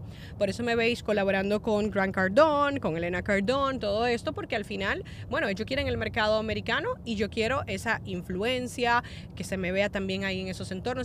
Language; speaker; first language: Spanish; native; Spanish